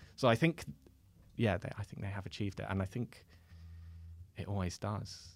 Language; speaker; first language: English; native; English